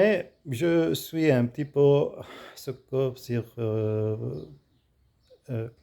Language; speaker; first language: French; non-native, fluent; Arabic